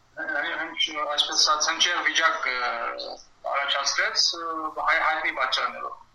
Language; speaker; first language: Armenian; early bilingual, heritage; Armenian